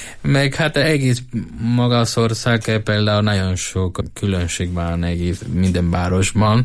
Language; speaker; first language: Hungarian; non-native, learner; Spanish